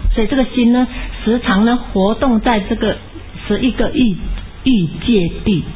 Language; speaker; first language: Chinese; native; Chinese